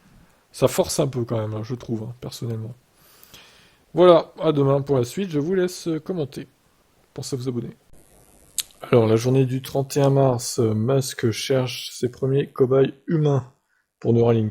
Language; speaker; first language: French; native; French